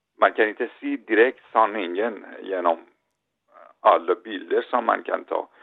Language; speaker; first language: Swedish; non-native, fluent; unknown